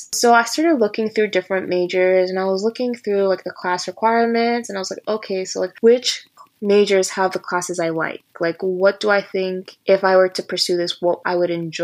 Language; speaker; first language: English; native; English